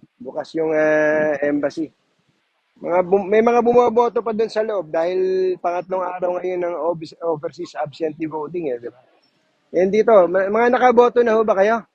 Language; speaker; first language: Filipino; native; Filipino